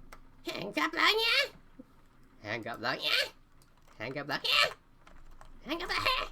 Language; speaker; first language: Vietnamese; non-native, learner; English